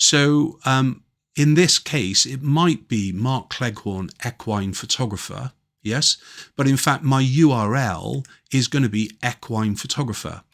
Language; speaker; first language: English; native; English